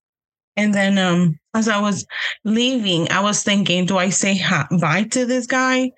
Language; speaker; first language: English; early bilingual, other home language; Spanish